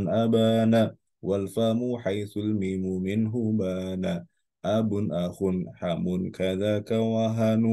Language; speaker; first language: Arabic; non-native, fluent; Indonesian